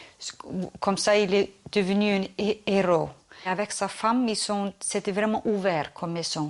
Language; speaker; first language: French; non-native, fluent; Icelandic